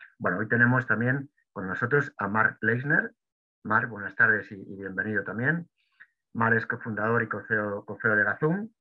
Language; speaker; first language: Spanish; native; Spanish